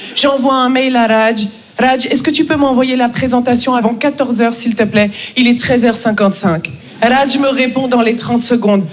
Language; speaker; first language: French; native; French